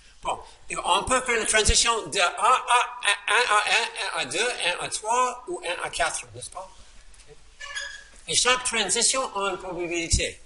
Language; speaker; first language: French; non-native, fluent; English